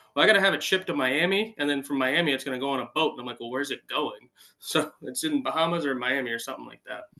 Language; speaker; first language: English; native; English